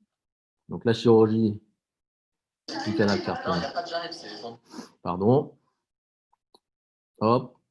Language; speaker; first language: French; native; French